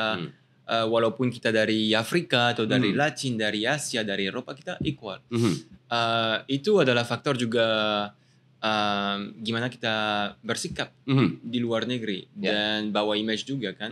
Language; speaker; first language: Indonesian; non-native, fluent; French